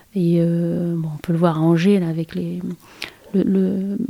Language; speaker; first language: French; native; French